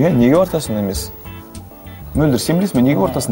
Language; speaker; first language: Kazakh; native; Kazakh